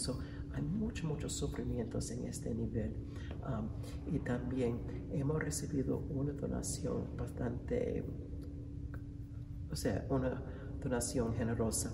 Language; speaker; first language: Spanish; non-native, fluent; English